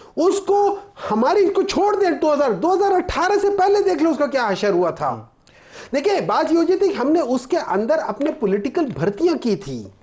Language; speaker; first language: Urdu; non-native, local second language; Pashto